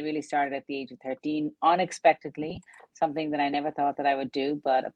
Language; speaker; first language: English; native; English